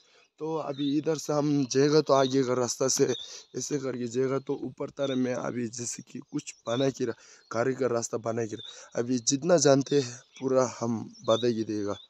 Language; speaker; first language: Hindi; non-native, local second language; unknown